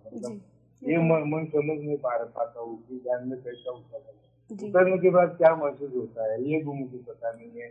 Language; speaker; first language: Hindi; non-native, local second language; Marathi